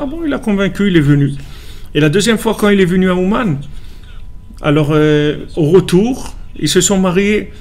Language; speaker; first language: French; native; French